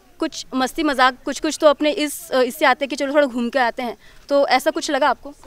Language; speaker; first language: Hindi; non-native, local second language; Marathi